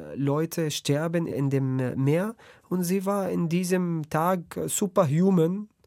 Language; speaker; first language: German; non-native, learner; Arabic